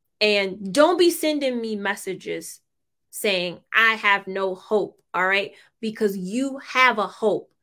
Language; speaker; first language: English; native; English